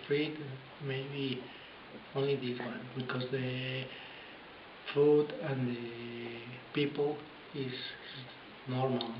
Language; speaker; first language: English; non-native, learner; Spanish